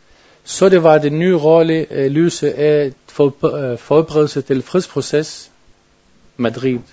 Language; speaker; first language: Danish; non-native, learner; Arabic